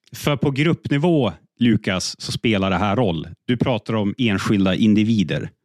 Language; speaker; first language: Swedish; native; Swedish